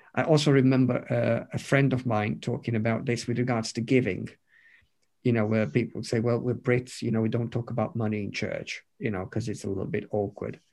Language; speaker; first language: English; non-native, fluent; Romanian